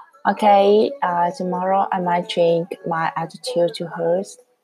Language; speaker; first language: English; non-native, learner; Vietnamese